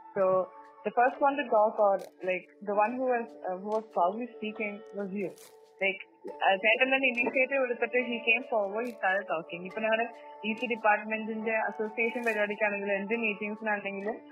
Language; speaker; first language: English; non-native, local second language; Malayalam